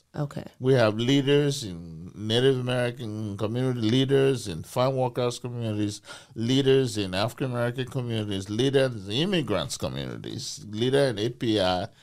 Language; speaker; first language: English; non-native, local second language; Bini